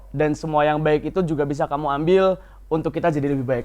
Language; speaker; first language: Indonesian; native; Indonesian